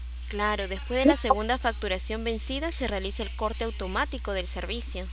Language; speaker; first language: Spanish; native; Spanish